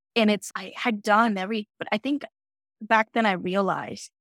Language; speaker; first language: English; non-native, local second language; Gujarati